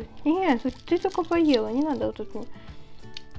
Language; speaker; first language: Russian; native; Russian